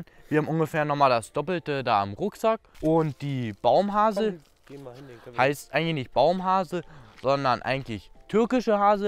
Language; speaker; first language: German; native; German